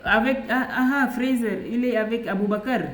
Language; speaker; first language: French; non-native, fluent; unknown